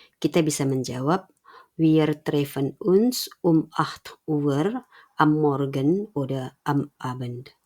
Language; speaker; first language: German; non-native, fluent; Indonesian